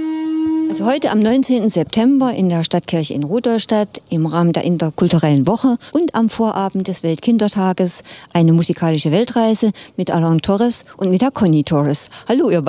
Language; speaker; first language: German; native; German